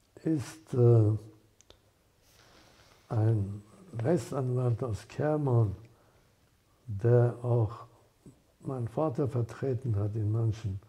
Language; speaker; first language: German; non-native, fluent; Persian